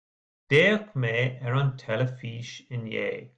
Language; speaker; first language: Irish; non-native, local second language; English